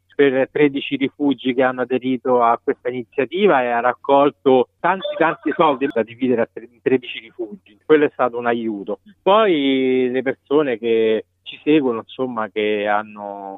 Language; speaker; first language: Italian; native; Italian